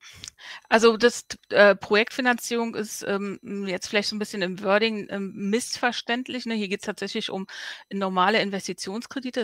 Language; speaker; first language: German; native; German